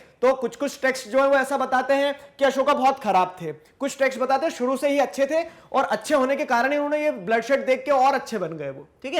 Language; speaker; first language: Hindi; native; Hindi